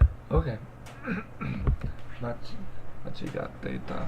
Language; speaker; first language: Japanese; non-native, learner; English